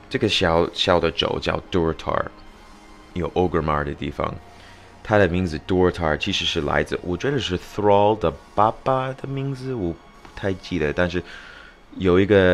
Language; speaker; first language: Chinese; non-native, fluent; English